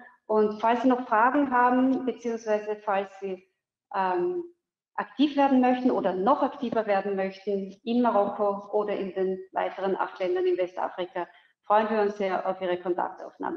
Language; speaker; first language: German; native; German